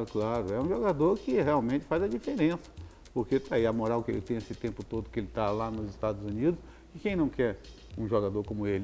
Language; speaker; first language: Portuguese; native; Portuguese